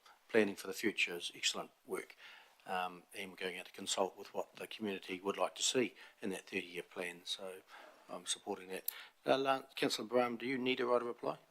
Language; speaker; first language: English; native; English